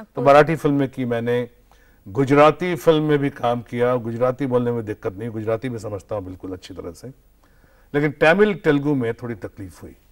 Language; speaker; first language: Hindi; native; Hindi